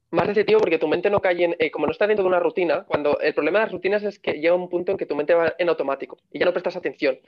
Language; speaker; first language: Spanish; native; Spanish